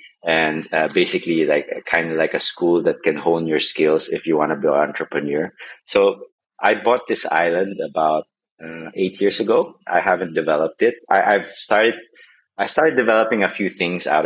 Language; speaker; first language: English; non-native, local second language; Filipino